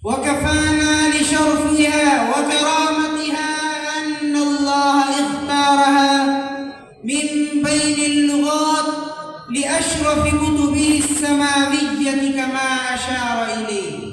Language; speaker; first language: Arabic; non-native, learner; Urdu